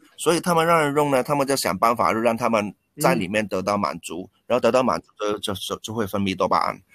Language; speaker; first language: Chinese; non-native, local second language; Cantonese